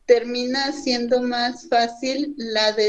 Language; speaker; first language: Spanish; native; Spanish